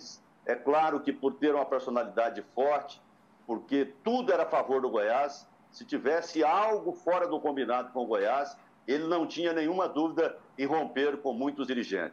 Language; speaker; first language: Portuguese; native; Portuguese